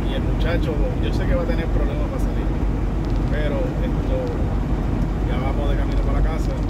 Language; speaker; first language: Spanish; native; Spanish